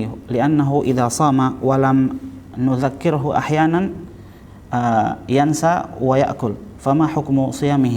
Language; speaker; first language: Arabic; non-native, fluent; Indonesian